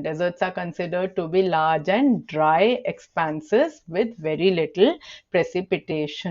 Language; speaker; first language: English; non-native, local second language; Hindi